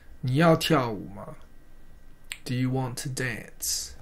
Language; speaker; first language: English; non-native, fluent; Chinese